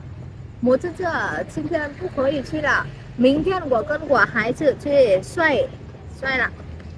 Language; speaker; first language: Chinese; non-native, learner; Vietnamese